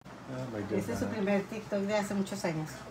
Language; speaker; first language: Spanish; native; Spanish